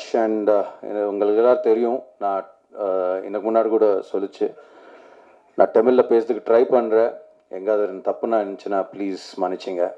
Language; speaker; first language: Tamil; non-native, learner; Telugu